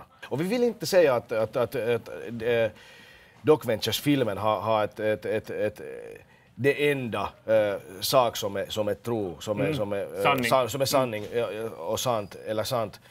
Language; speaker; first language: Swedish; non-native, local second language; Finnish